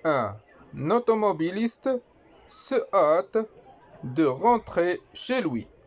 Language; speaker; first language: French; non-native, local second language; Arabic